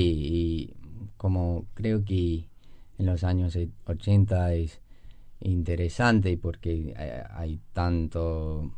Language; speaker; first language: Spanish; non-native, fluent; English